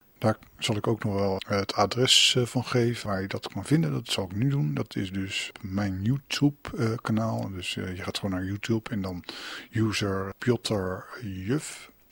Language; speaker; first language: Dutch; native; Dutch